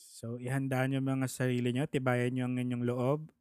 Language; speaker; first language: Filipino; native; Filipino